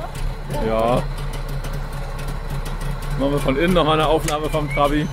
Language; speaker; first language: German; native; German